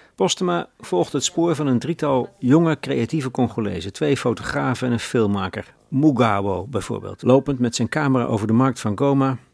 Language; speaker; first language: Dutch; native; Dutch